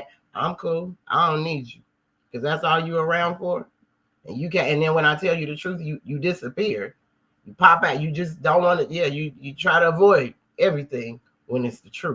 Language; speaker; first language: English; native; English